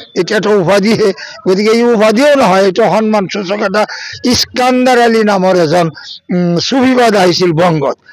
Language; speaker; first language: Assamese; non-native, local second language; Bangla